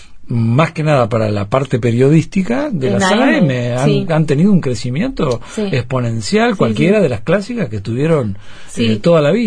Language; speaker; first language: Spanish; native; Spanish